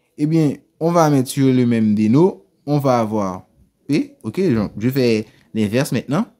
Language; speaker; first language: French; non-native, local second language; Haitian Creole